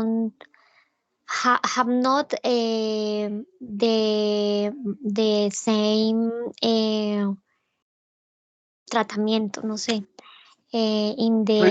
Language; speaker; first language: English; non-native, learner; Spanish